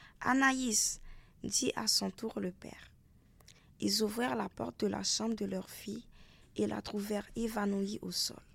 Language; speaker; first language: French; non-native, local second language; Haitian Creole